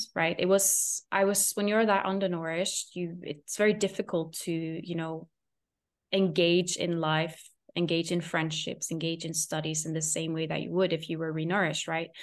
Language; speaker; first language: English; non-native, fluent; Norwegian